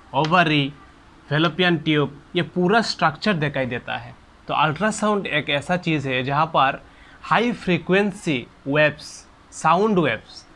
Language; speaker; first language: Hindi; non-native, local second language; Bangla